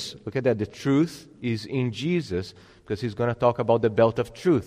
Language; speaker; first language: English; non-native, fluent; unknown